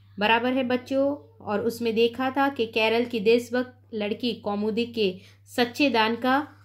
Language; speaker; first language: Hindi; non-native, local second language; Gujarati